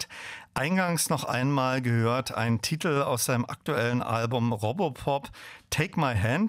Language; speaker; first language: German; native; German